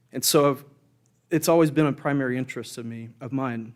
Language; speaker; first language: English; native; English